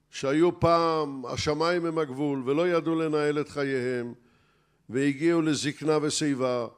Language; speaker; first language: Hebrew; native; Hebrew